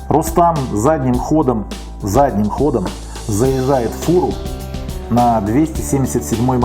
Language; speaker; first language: Russian; native; Russian